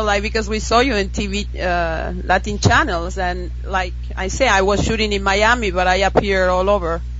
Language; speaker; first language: English; non-native, fluent; Spanish